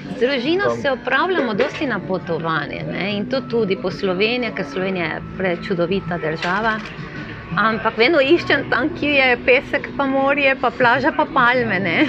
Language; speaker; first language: Slovenian; non-native, fluent; Spanish